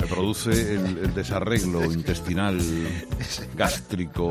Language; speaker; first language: Spanish; native; Spanish